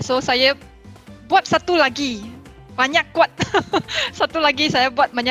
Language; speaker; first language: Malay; non-native, local second language; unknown